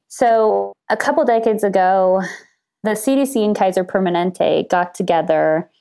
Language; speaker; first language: English; native; English